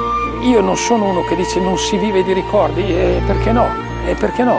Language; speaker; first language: Italian; native; Italian